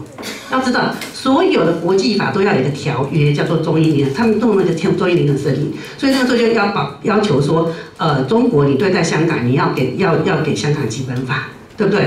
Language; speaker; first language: Chinese; non-native, local second language; Min Nan Chinese